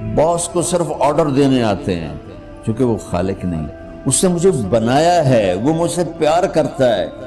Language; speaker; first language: Urdu; non-native, local second language; Punjabi